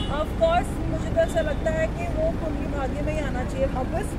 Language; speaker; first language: Hindi; native; Hindi